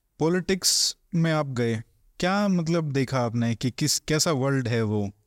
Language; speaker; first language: Hindi; native; Hindi